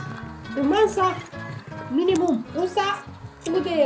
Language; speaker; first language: French; non-native, learner; Romanian